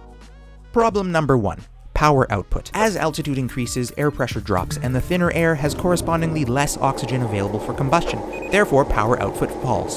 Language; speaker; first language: English; native; English